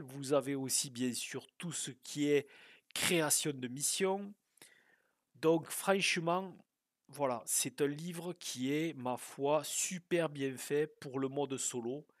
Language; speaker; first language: French; native; French